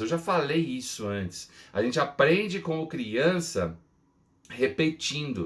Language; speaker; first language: Portuguese; non-native, fluent; English